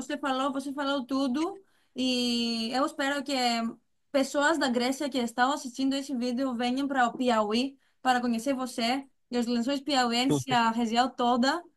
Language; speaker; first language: Portuguese; non-native, fluent; Greek